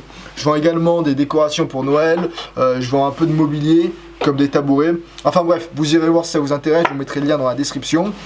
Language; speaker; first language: French; native; French